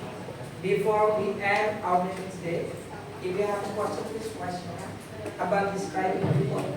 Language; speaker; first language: English; non-native, fluent; Indonesian